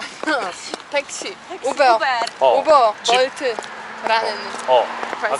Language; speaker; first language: Korean; non-native, fluent; Polish